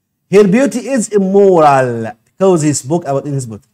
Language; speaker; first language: English; non-native, fluent; Arabic